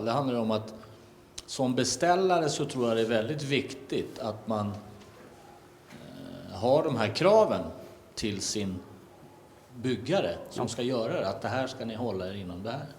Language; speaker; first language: Swedish; native; Swedish